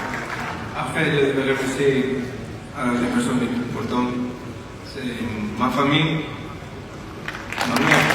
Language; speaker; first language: French; non-native, fluent; Spanish